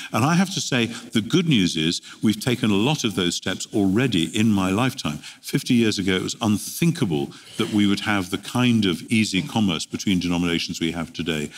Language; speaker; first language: English; native; English